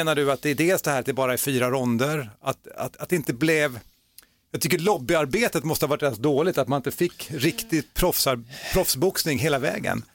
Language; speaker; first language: Swedish; native; Swedish